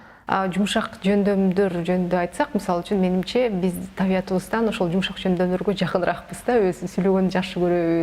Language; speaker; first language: Kyrgyz; native; Kyrgyz